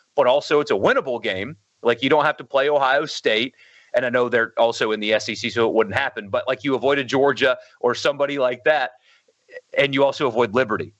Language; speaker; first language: English; native; English